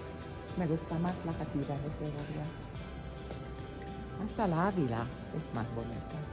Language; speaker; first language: Spanish; non-native, learner; English